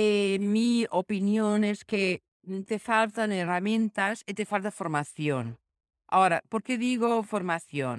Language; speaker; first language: Spanish; non-native, fluent; Portuguese